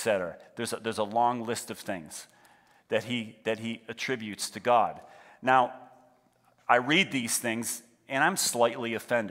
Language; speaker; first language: English; native; English